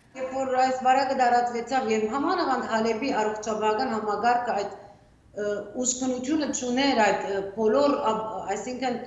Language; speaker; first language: Armenian; early bilingual, heritage; Armenian